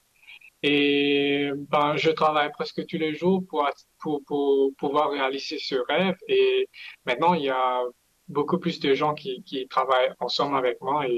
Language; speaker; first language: French; non-native, fluent; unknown